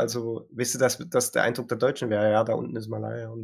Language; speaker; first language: German; native; German